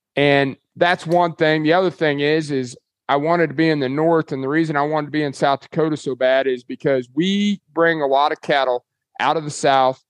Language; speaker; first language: English; native; English